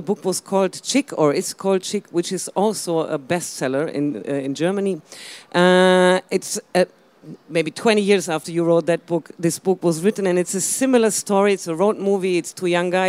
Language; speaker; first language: English; non-native, fluent; German